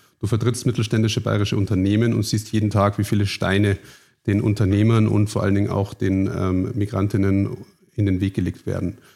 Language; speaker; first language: German; native; German